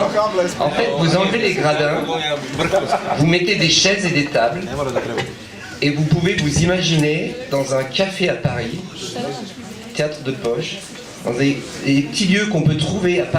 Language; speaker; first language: French; native; French